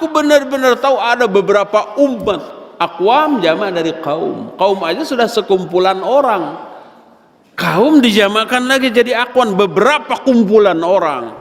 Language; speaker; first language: Indonesian; native; Indonesian